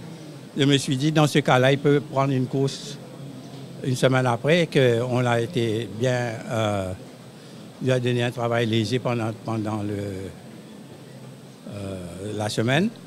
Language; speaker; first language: French; non-native, local second language; Morisyen